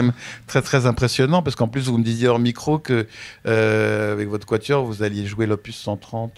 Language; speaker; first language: French; native; French